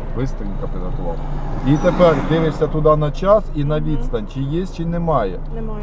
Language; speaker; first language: Ukrainian; non-native, local second language; Russian